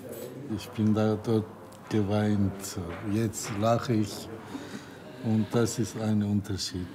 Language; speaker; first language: German; non-native, learner; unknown